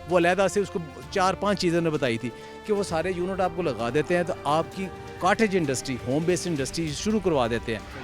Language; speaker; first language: Urdu; non-native, local second language; Punjabi